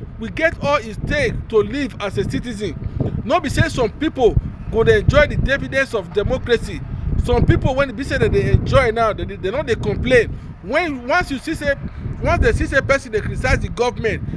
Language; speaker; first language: Nigerian Pidgin; native; Nigerian Pidgin